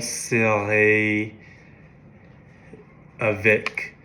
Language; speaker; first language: French; non-native, learner; English